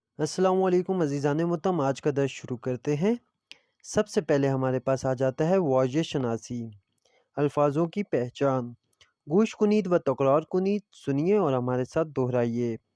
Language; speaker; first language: Urdu; non-native, local second language; Punjabi